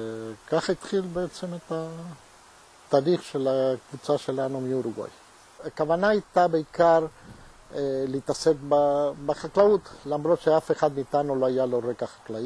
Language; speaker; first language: Hebrew; non-native, fluent; Spanish